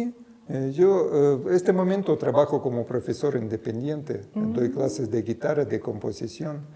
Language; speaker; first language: Spanish; non-native, fluent; Russian